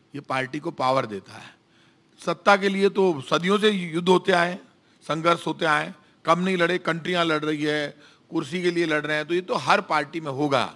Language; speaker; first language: Hindi; native; Hindi